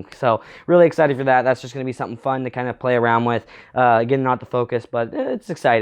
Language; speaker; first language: English; native; English